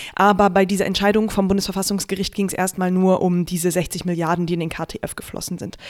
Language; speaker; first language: German; native; German